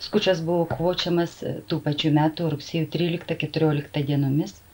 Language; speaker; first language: Lithuanian; native; Lithuanian